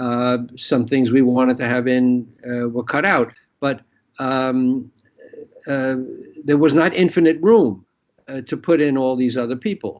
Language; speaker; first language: English; native; English